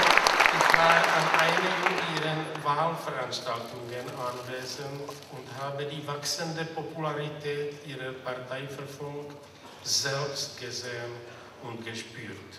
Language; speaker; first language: German; non-native, fluent; Czech